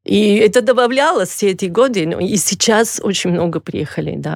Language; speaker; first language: Russian; non-native, fluent; Catalan